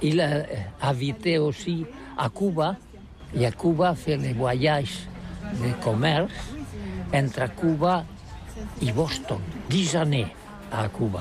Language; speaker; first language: French; non-native, learner; Catalan